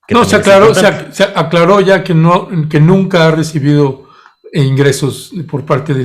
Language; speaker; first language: Spanish; native; Spanish